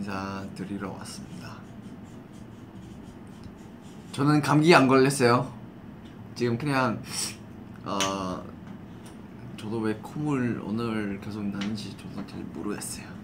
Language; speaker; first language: Korean; non-native, fluent; English